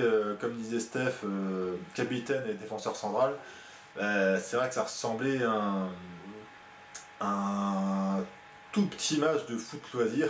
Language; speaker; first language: French; native; French